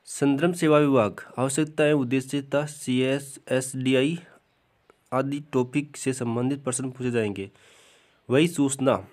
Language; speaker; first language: Hindi; native; Hindi